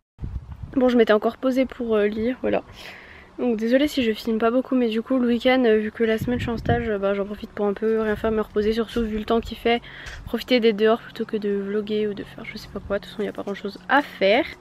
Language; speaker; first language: French; native; French